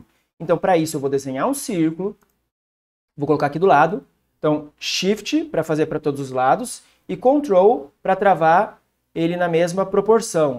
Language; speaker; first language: Portuguese; native; Portuguese